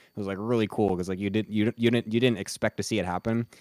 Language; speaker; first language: English; native; English